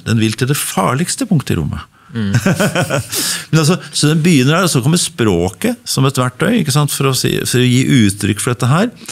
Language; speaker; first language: Norwegian; native; Norwegian